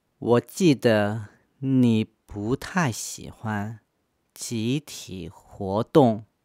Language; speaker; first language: Chinese; non-native, fluent; Korean